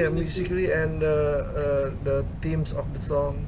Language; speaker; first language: English; non-native, learner; Indonesian